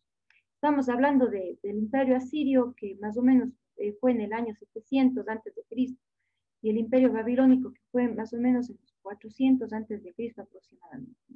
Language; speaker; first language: Spanish; native; Spanish